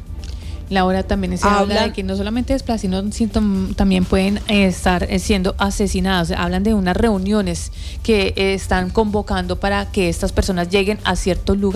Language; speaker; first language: Spanish; native; Spanish